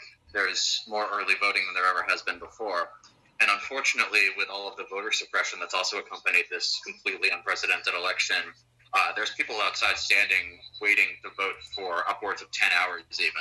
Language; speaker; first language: English; native; English